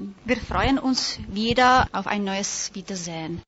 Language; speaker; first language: German; non-native, fluent; Czech